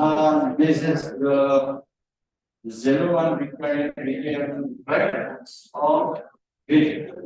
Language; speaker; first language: English; non-native, learner; Indonesian